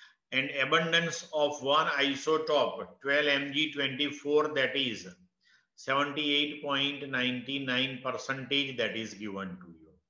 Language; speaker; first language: English; non-native, local second language; Gujarati